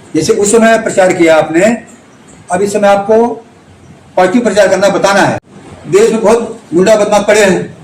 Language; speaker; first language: Hindi; native; Hindi